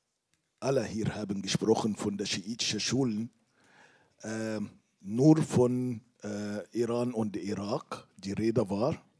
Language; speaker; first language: German; non-native, fluent; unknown